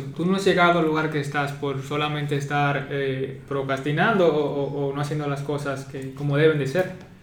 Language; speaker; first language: Spanish; native; Spanish